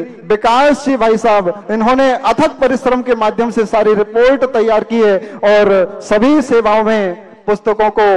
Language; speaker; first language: Hindi; native; Hindi